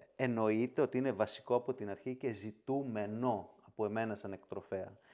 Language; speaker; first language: Greek; native; Greek